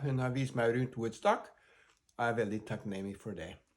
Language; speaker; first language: Norwegian; non-native, fluent; English